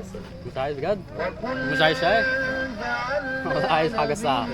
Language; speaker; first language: Arabic; non-native, fluent; Chinese